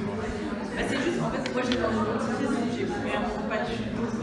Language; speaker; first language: French; native; French